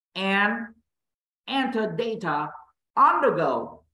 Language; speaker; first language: English; non-native, fluent; Vietnamese